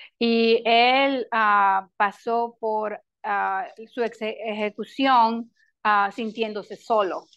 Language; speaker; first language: Spanish; non-native, local second language; English